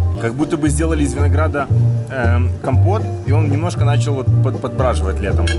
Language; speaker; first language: Russian; native; Russian